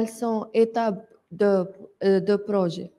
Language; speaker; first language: French; non-native, local second language; Arabic